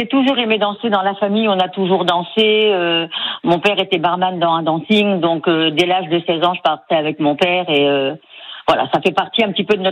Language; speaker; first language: French; native; French